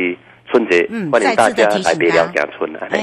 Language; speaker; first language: Chinese; native; Chinese